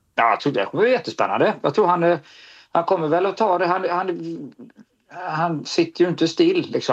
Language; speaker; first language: Swedish; native; Swedish